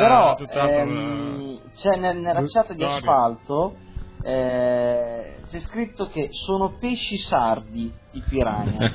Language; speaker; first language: Italian; native; Italian